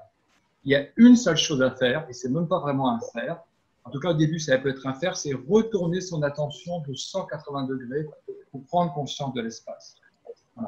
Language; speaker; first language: French; native; French